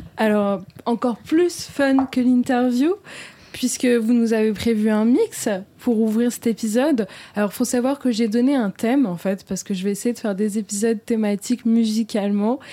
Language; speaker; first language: French; native; French